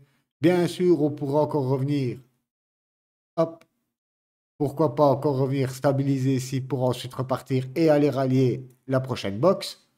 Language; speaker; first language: French; native; French